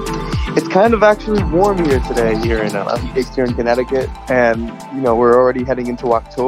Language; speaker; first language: English; native; English